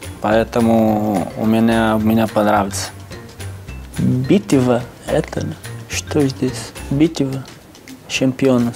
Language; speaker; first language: Russian; non-native, learner; Portuguese